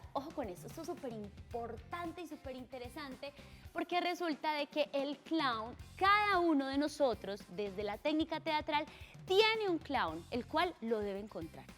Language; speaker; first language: Spanish; native; Spanish